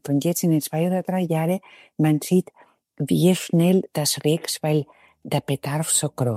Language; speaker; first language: German; non-native, fluent; Spanish